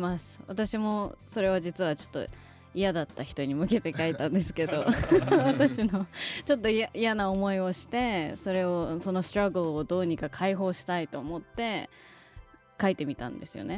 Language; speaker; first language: Japanese; native; Japanese